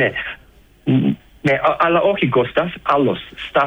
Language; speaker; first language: Greek; early bilingual, heritage; English